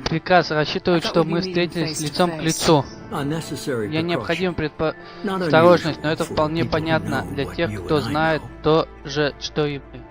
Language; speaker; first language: Russian; native; Russian